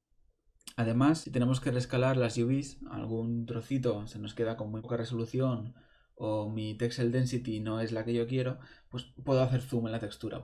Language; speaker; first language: Spanish; native; Spanish